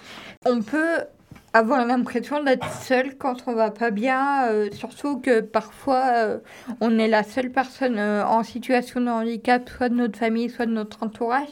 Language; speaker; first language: French; native; French